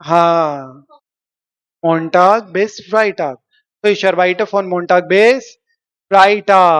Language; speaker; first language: German; non-native, learner; Hindi